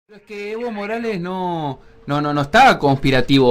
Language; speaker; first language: Spanish; native; Spanish